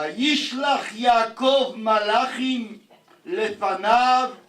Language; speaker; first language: Hebrew; non-native, fluent; Yiddish